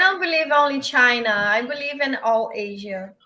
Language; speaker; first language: English; non-native, learner; Portuguese